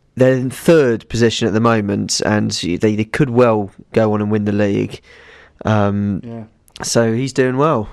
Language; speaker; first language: English; native; English